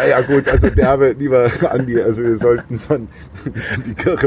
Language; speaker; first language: German; native; German